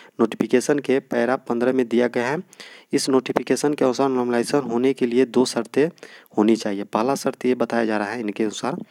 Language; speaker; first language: Hindi; native; Hindi